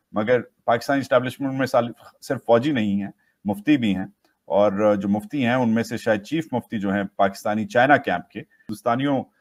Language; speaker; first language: Urdu; native; Urdu